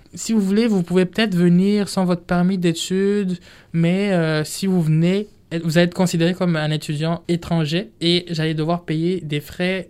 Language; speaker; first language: French; non-native, local second language; Rundi